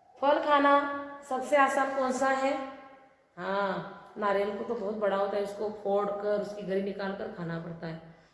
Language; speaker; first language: Hindi; non-native, local second language; Marathi